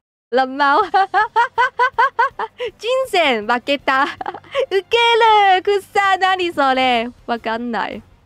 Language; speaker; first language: Japanese; non-native, learner; Cantonese